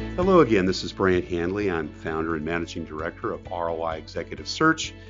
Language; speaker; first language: English; native; English